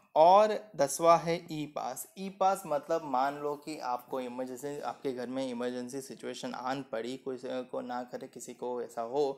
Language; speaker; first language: Hindi; non-native, local second language; Gujarati